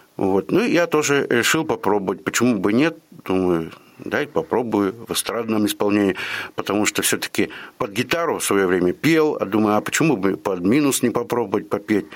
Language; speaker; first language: Russian; native; Russian